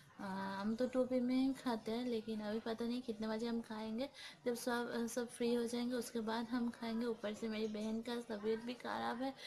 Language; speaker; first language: Hindi; non-native, local second language; Bangla